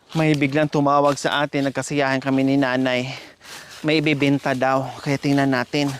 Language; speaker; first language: Filipino; native; Filipino